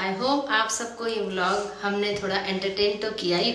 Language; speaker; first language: Hindi; native; Hindi